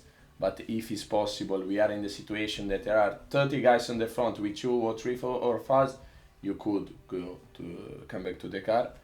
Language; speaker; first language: English; non-native, learner; Italian